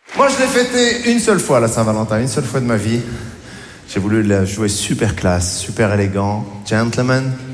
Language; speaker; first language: French; native; French